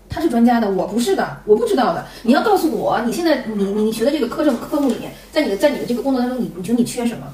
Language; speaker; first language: Chinese; native; Chinese